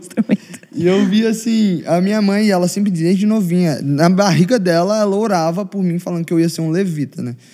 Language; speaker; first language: Portuguese; native; Portuguese